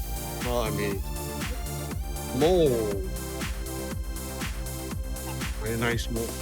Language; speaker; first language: English; non-native, local second language; Chinese